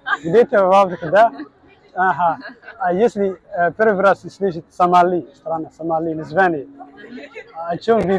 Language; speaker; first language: Russian; non-native, learner; Somali